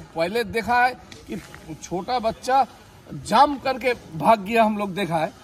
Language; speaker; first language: Hindi; non-native, local second language; Bangla